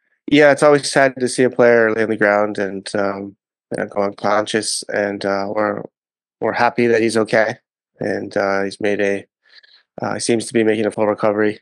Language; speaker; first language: English; native; English